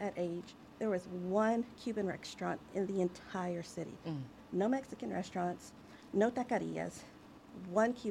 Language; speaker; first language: English; native; English